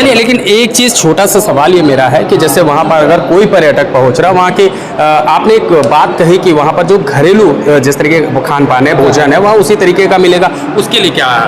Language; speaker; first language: Hindi; native; Hindi